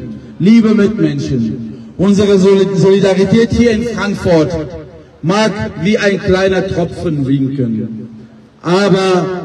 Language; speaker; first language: German; non-native, fluent; Pashto